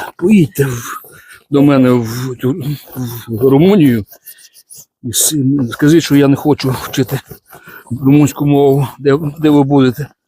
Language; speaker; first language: Ukrainian; non-native, fluent; Romanian